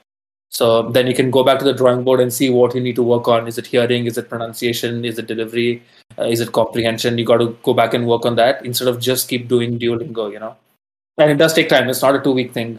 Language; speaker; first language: English; non-native, local second language; Tamil